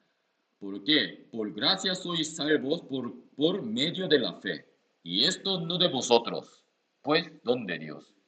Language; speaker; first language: Spanish; non-native, learner; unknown